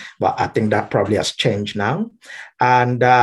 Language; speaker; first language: English; non-native, local second language; Yoruba